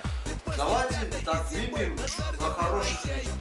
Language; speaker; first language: Russian; non-native, fluent; Armenian